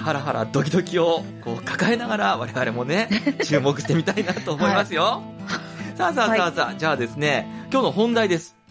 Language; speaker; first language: Japanese; native; Japanese